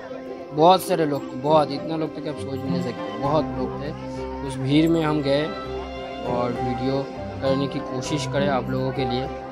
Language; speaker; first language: Hindi; non-native, local second language; Bangla